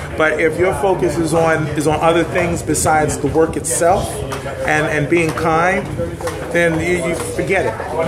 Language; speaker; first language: English; native; English